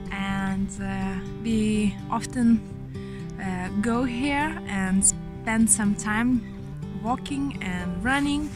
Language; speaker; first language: English; non-native, learner; Lithuanian